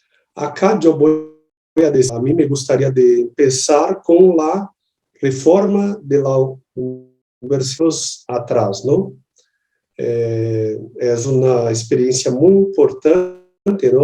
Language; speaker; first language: Spanish; non-native, learner; Portuguese